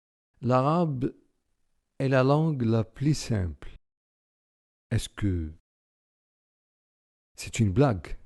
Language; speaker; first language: French; non-native, local second language; Arabic